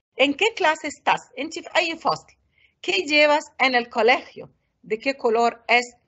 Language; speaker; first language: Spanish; non-native, fluent; Arabic